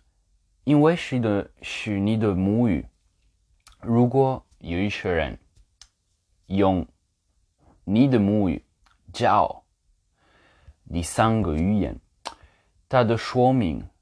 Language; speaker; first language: Chinese; non-native, learner; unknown